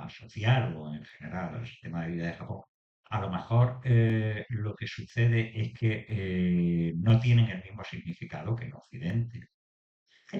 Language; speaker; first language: Spanish; native; Spanish